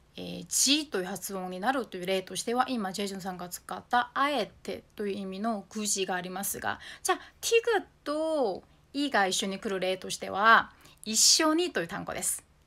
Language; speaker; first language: Japanese; non-native, fluent; Korean